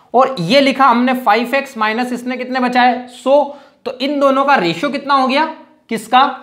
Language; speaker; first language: Hindi; native; Hindi